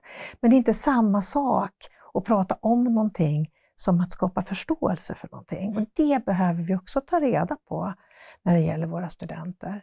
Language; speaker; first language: Swedish; native; Swedish